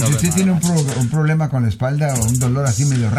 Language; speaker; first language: Spanish; native; Spanish